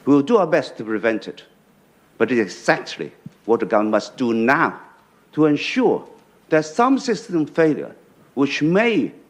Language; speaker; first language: English; non-native, local second language; Chinese